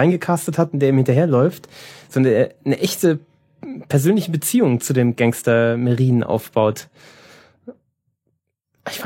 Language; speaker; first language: German; native; German